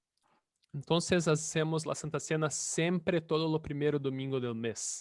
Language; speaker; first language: Spanish; non-native, fluent; Portuguese